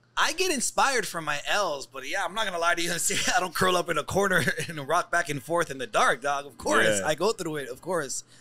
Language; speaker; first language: English; native; English